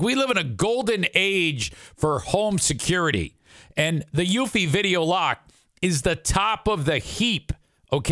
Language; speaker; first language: English; native; English